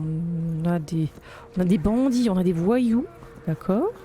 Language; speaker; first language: French; native; French